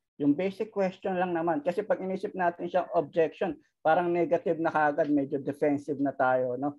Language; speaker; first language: Filipino; native; Filipino